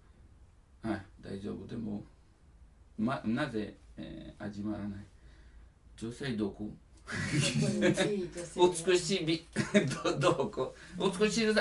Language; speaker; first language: Japanese; non-native, learner; Italian